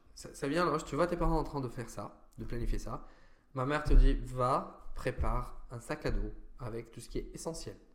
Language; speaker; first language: French; non-native, fluent; Arabic